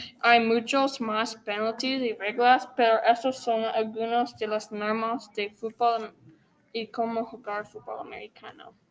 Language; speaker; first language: Spanish; non-native, learner; English